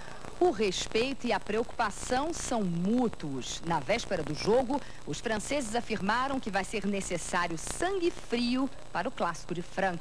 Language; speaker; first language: Portuguese; native; Portuguese